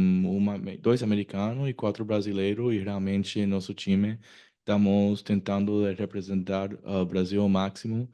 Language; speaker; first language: Portuguese; non-native, learner; English